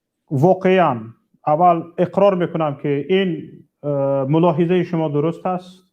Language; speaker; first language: Persian; native; Persian